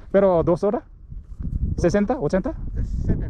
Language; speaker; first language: Spanish; non-native, learner; Korean